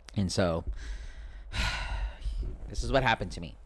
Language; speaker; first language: English; native; English